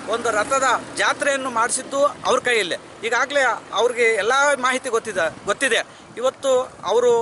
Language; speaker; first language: Kannada; native; Kannada